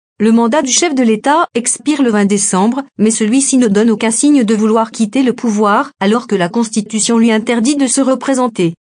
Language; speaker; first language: French; non-native, local second language; Lingala